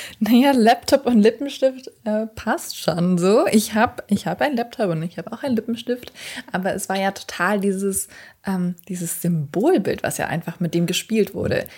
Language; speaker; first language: German; early bilingual, other home language; Kurdish